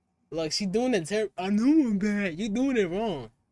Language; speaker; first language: English; early bilingual, other home language; Spanish